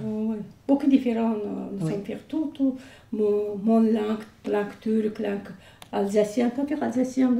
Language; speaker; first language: French; non-native, learner; Turkish